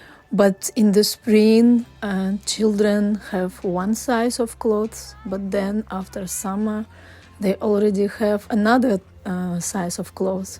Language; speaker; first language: English; non-native, fluent; Russian